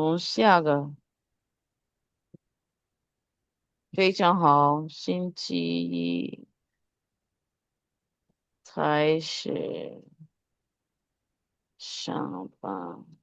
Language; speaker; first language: Chinese; non-native, learner; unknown